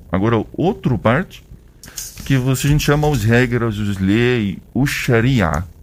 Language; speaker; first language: Portuguese; non-native, learner; Arabic